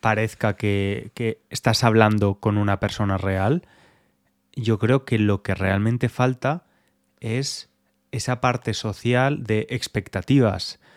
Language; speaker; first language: Spanish; native; Spanish